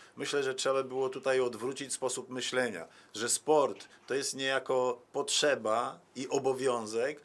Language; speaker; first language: Polish; native; Polish